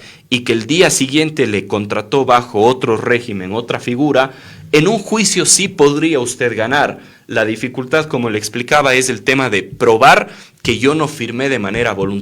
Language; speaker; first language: Spanish; native; Spanish